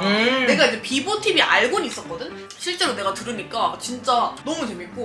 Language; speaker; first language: Korean; native; Korean